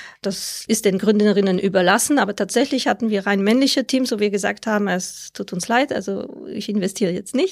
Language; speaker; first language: German; non-native, fluent; French